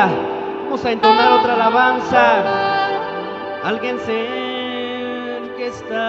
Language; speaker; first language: Spanish; non-native, local second language; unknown